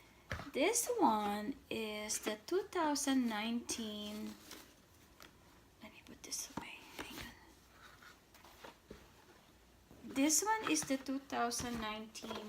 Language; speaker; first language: English; non-native, fluent; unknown